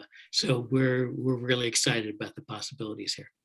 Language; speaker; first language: English; native; English